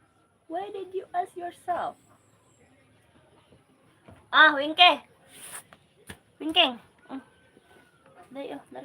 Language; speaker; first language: English; non-native, learner; Cebuano